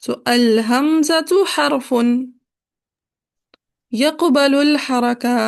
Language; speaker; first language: Arabic; non-native, fluent; Urdu